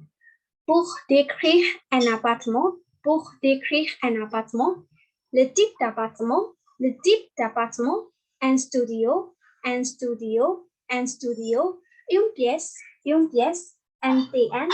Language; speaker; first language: French; non-native, fluent; Burmese